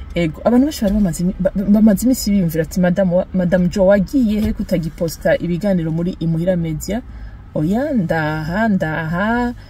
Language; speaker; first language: Rundi; native; Rundi